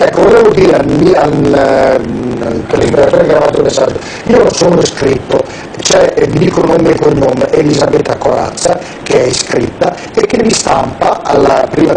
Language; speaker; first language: Italian; native; Italian